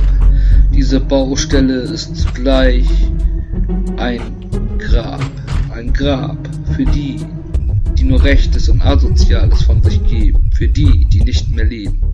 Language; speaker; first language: German; native; German